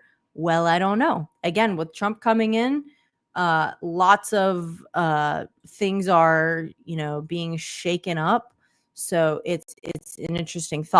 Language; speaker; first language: English; native; English